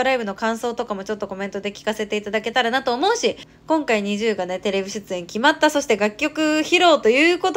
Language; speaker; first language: Japanese; native; Japanese